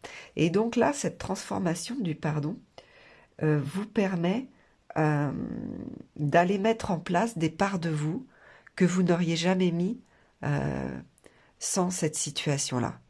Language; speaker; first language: French; native; French